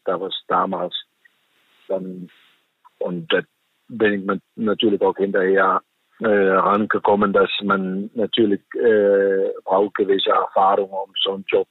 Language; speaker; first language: German; non-native, fluent; Danish